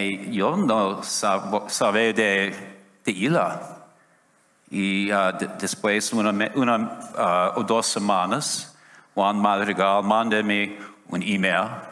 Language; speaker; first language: Spanish; non-native, learner; English